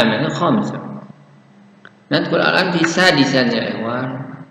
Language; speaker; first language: Arabic; non-native, fluent; Indonesian